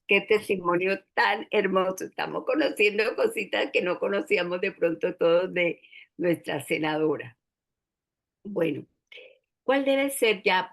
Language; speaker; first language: Spanish; native; Spanish